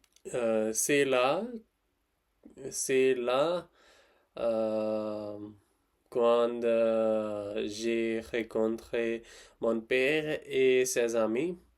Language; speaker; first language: French; non-native, learner; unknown